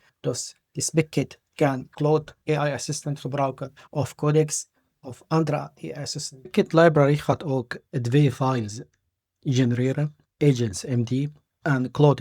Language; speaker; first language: Dutch; non-native, fluent; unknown